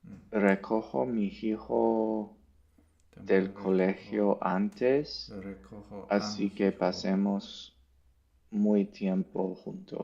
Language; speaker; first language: Spanish; non-native, learner; English